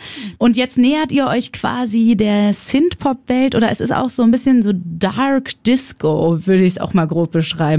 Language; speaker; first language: German; native; German